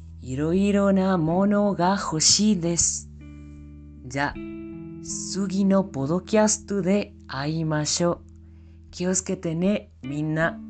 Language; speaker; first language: Japanese; non-native, learner; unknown